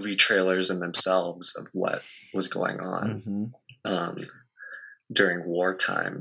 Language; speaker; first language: English; native; English